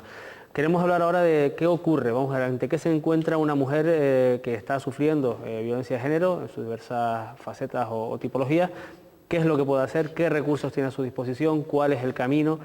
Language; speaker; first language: Spanish; native; Spanish